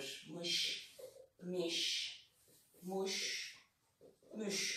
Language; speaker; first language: Turkish; non-native, fluent; Arabic